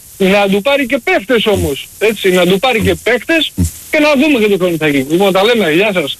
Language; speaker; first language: Greek; early bilingual, heritage; Greek